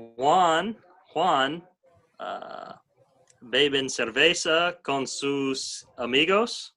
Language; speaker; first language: Spanish; non-native, learner; English